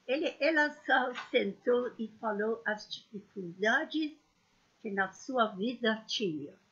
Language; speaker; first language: Portuguese; non-native, learner; Persian